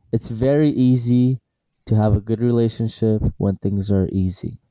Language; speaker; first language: English; early bilingual, other home language; Assyrian Neo-Aramaic